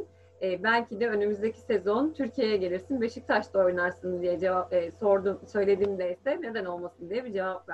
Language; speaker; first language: Turkish; native; Turkish